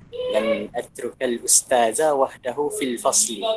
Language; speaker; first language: Arabic; non-native, learner; Malay